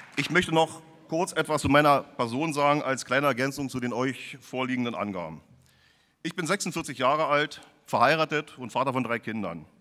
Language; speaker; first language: German; native; German